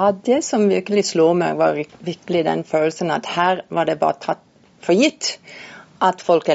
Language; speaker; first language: Norwegian; non-native, fluent; English